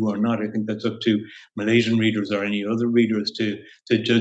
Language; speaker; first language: English; native; English